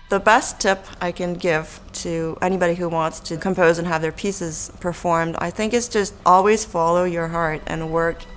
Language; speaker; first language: English; native; English